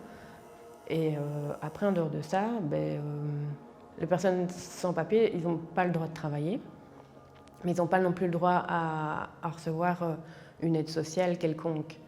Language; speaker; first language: French; native; French